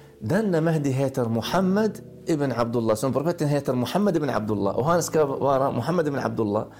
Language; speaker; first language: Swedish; non-native, learner; Arabic